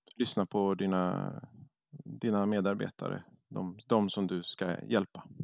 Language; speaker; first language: Swedish; native; Swedish